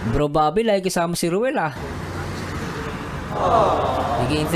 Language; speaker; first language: Filipino; native; Filipino